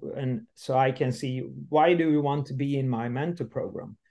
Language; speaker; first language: English; non-native, learner; Swedish